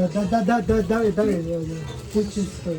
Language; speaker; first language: Russian; non-native, learner; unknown